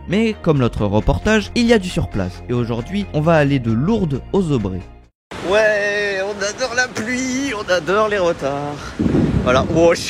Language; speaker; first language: French; native; French